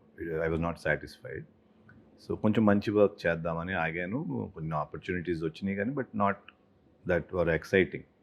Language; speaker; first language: Telugu; native; Telugu